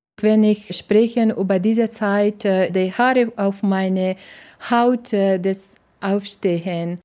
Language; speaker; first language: German; non-native, learner; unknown